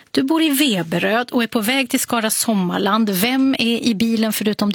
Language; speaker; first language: Swedish; native; Swedish